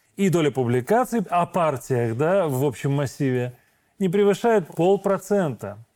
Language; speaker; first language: Russian; native; Russian